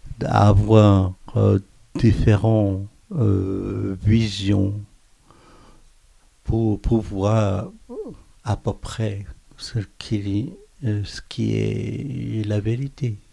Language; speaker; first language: French; non-native, fluent; Korean